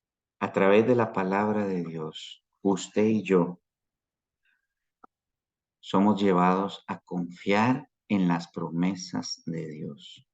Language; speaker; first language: Spanish; native; Spanish